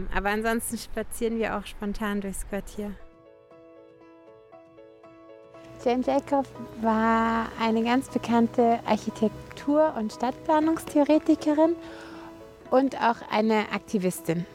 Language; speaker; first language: German; native; German